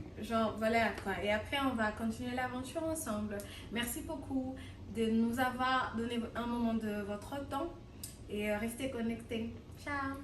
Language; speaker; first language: French; non-native, local second language; Lingala